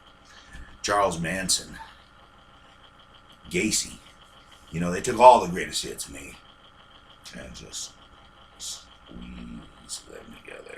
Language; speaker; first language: English; native; English